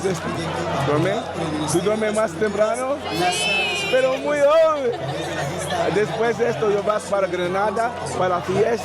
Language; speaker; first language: Spanish; non-native, learner; English